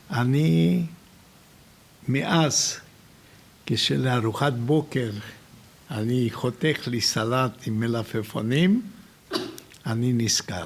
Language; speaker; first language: Hebrew; non-native, fluent; Hungarian